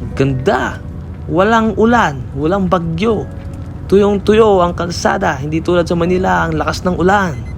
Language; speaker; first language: Filipino; early bilingual, heritage; Filipino